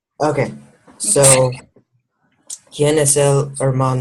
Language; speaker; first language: Spanish; non-native, learner; English